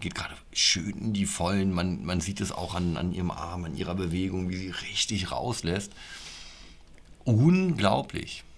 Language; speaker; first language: German; native; German